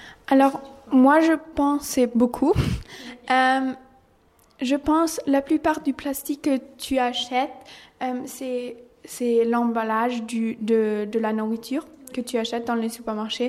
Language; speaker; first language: French; non-native, learner; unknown